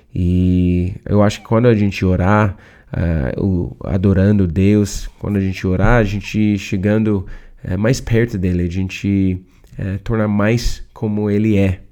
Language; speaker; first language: Portuguese; non-native, learner; English